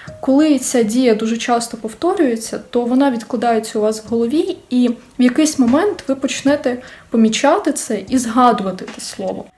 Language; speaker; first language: Ukrainian; non-native, local second language; Russian